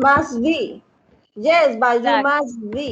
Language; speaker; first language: English; non-native, learner; Spanish